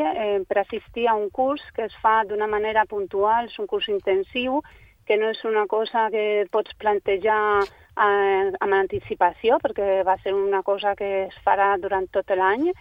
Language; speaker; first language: Catalan; non-native, local second language; Spanish